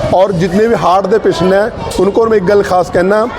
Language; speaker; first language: Hindi; non-native, local second language; Punjabi